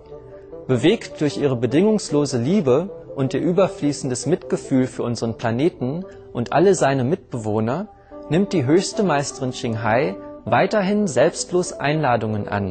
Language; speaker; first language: German; native; German